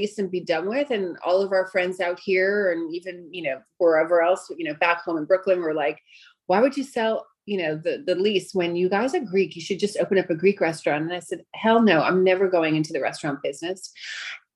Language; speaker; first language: English; early bilingual, other home language; Greek